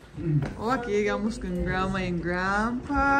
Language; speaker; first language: Spanish; native; Spanish